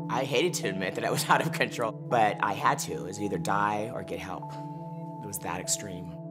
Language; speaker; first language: English; native; English